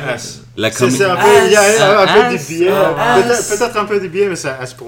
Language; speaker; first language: French; non-native, local second language; English